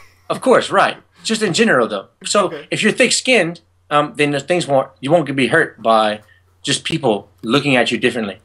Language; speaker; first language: English; native; English